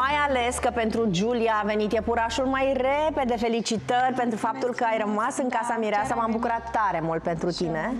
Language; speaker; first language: Romanian; native; Romanian